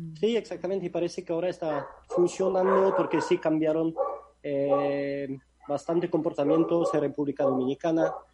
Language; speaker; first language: Spanish; non-native, fluent; French